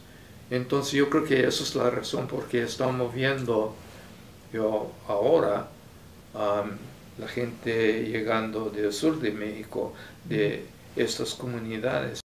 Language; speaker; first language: Spanish; non-native, fluent; English